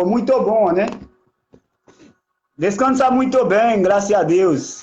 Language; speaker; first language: Portuguese; non-native, learner; Haitian Creole